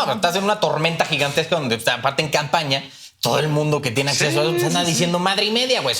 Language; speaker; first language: Spanish; native; Spanish